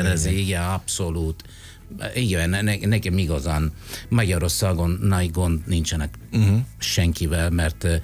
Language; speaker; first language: Hungarian; non-native, fluent; Italian